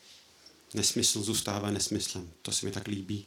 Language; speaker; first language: Czech; non-native, fluent; English